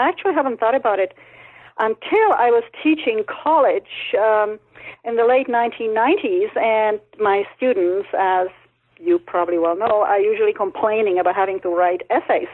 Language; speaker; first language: English; non-native, fluent; Czech